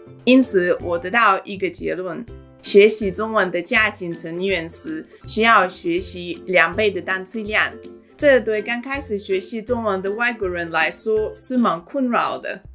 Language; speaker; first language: Chinese; non-native, fluent; Russian